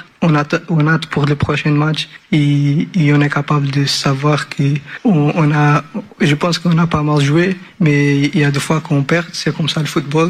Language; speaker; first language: French; non-native, learner; Portuguese